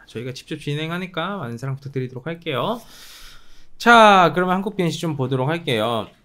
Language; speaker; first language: Korean; native; Korean